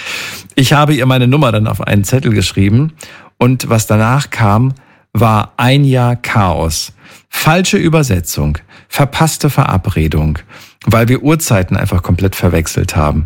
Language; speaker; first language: German; native; German